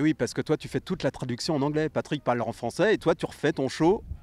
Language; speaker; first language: French; native; French